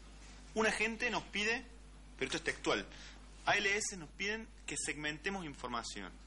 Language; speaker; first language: Spanish; native; Spanish